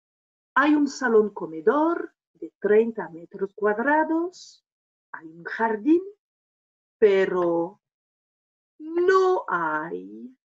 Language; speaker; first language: Spanish; non-native, fluent; French